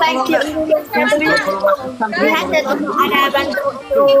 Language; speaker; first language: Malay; non-native, learner; Vietnamese